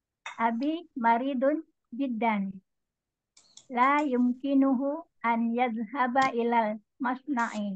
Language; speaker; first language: Arabic; non-native, learner; Indonesian